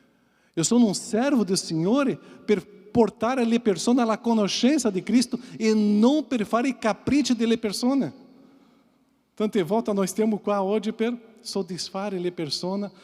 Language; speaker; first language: Italian; non-native, fluent; Portuguese